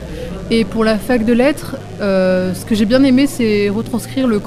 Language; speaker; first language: French; native; French